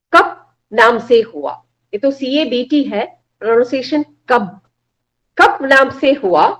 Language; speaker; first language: Hindi; non-native, local second language; Malayalam